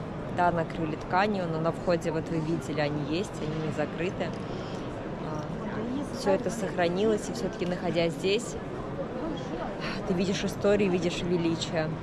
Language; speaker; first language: Russian; native; Russian